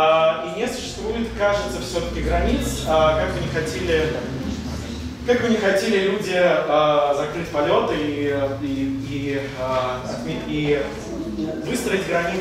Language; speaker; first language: Russian; native; Russian